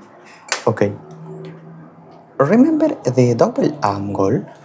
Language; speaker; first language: English; non-native, fluent; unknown